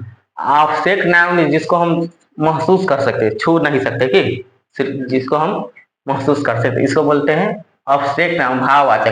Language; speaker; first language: Hindi; non-native, local second language; Bhojpuri